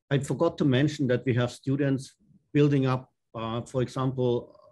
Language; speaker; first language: English; non-native, fluent; German